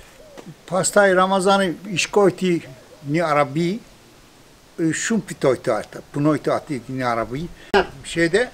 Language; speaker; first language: Albanian; early bilingual, heritage; Albanian